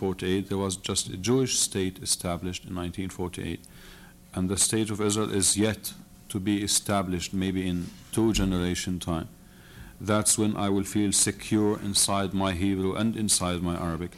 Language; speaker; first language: English; non-native, fluent; Arabic